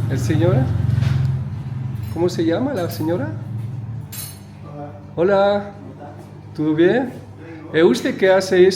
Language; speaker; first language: Spanish; non-native, learner; Portuguese